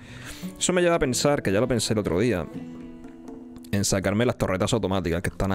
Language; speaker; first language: Spanish; native; Spanish